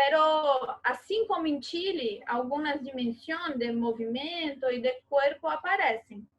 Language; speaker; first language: Spanish; non-native, learner; Portuguese